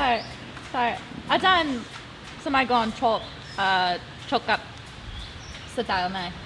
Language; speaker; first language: Thai; non-native, learner; English